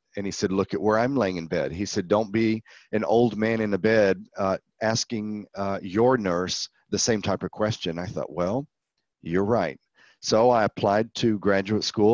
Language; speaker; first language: English; native; English